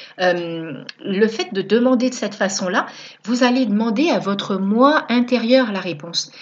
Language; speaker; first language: French; native; French